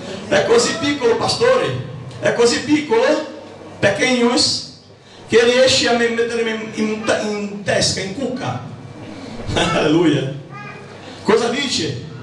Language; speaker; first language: Italian; non-native, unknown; Portuguese